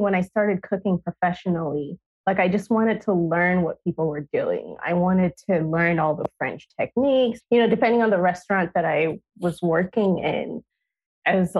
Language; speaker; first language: English; non-native, local second language; Yoruba